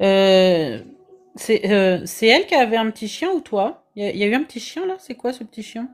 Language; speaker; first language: French; native; French